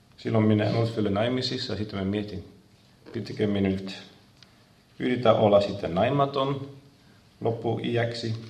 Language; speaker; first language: Finnish; non-native, fluent; Dutch